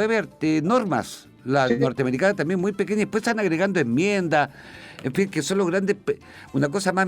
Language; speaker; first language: Spanish; native; Spanish